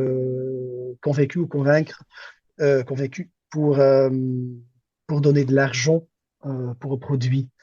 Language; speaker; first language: French; non-native, local second language; Dutch